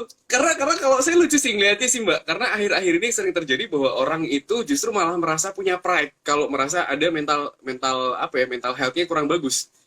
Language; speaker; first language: Indonesian; native; Indonesian